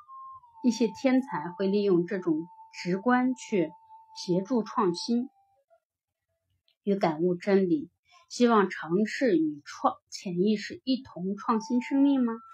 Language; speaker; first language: Chinese; native; Chinese